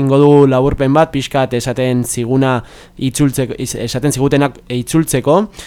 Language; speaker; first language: Basque; early bilingual, heritage; Basque